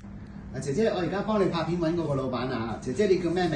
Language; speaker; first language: Cantonese; native; Cantonese